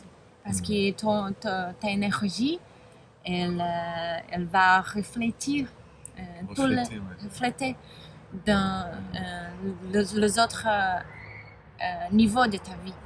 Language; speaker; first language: French; non-native, learner; Spanish